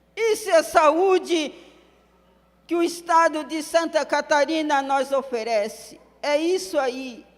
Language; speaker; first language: Portuguese; non-native, local second language; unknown